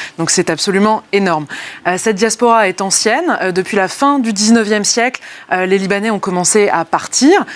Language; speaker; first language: French; native; French